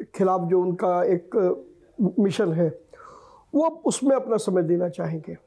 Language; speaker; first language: Hindi; native; Hindi